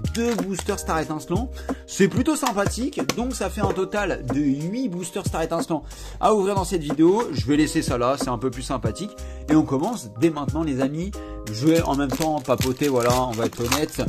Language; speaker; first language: French; native; French